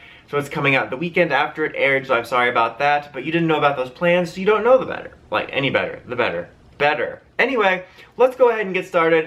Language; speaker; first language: English; native; English